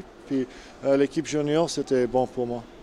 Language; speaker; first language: French; non-native, learner; English